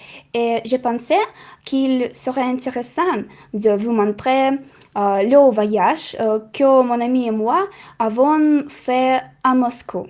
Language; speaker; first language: French; non-native, learner; Russian